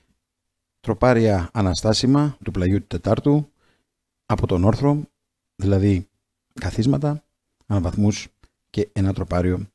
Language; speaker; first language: Greek; native; Greek